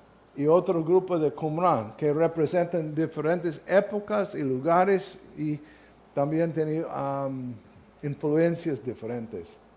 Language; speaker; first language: Spanish; non-native, learner; English